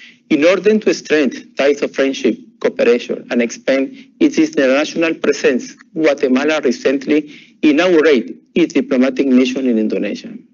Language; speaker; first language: English; non-native, fluent; Spanish